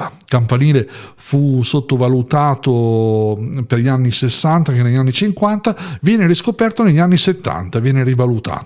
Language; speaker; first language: Italian; native; Italian